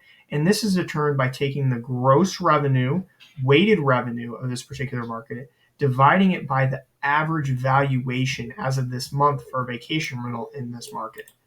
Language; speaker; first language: English; native; English